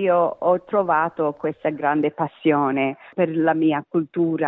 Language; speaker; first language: Italian; early bilingual, heritage; Italian